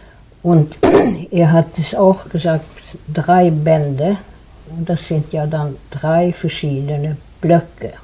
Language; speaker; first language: German; non-native, fluent; Swedish